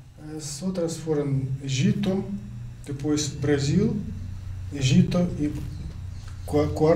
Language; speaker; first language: Portuguese; non-native, learner; Ukrainian